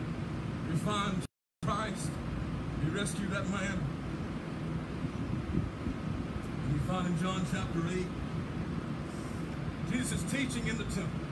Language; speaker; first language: English; native; English